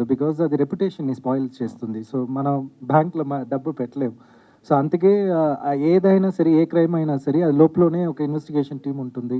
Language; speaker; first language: Telugu; native; Telugu